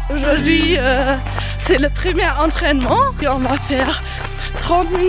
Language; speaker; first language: French; non-native, fluent; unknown